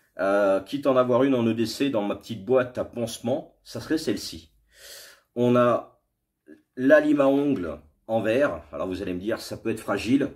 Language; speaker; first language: French; native; French